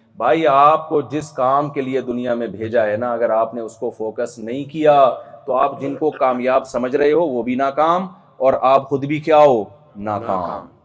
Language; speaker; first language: Urdu; native; Urdu